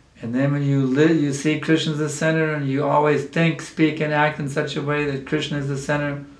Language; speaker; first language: English; native; English